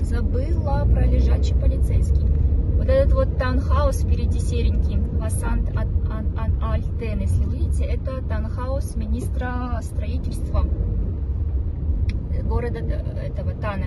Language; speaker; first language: Russian; native; Russian